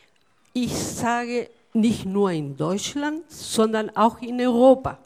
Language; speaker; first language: German; non-native, fluent; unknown